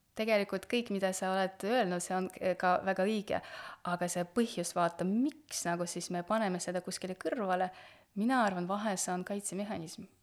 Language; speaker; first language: Estonian; non-native, local second language; Russian